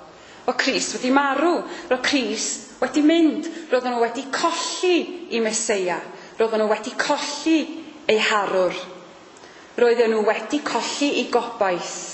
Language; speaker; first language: Welsh; native; Welsh